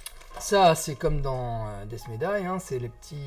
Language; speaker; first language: French; native; French